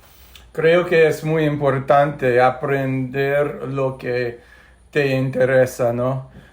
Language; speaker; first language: Spanish; non-native, fluent; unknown